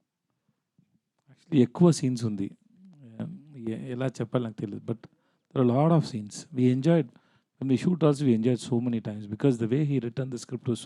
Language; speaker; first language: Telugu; non-native, learner; Tamil